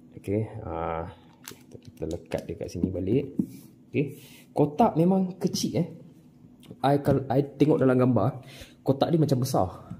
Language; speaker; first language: Malay; non-native, local second language; Tamil